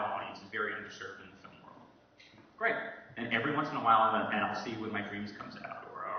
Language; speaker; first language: English; native; English